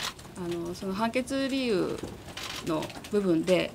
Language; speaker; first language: Japanese; native; Japanese